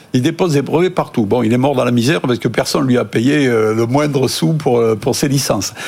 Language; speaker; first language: French; native; French